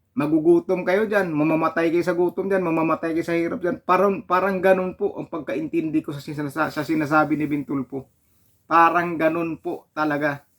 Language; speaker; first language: Filipino; non-native, local second language; Cebuano